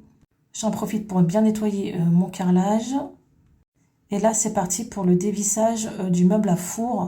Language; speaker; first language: French; native; French